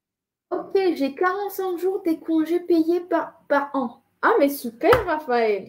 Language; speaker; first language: French; non-native, fluent; Spanish